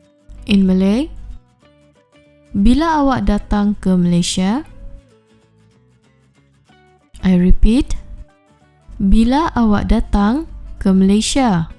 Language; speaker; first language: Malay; non-native, fluent; Urdu